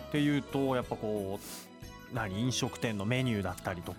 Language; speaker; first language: Japanese; native; Japanese